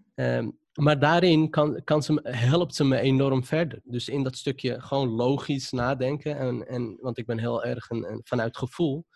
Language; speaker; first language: Dutch; non-native, local second language; Arabic